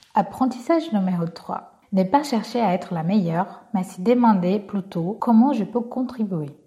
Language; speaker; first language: French; non-native, fluent; Portuguese